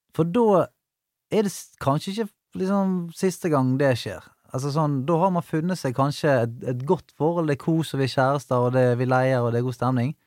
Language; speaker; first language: Norwegian; native; Norwegian